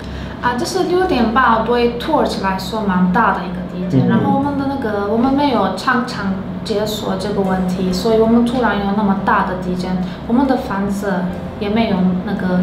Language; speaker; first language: Chinese; non-native, learner; Turkish